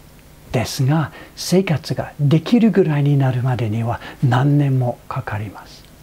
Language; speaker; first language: Japanese; non-native, fluent; English